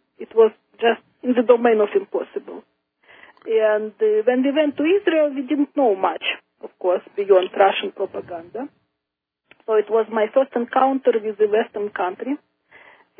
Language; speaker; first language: English; non-native, fluent; Russian